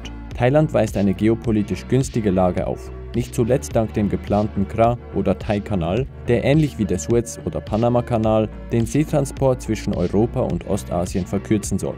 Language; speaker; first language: German; native; German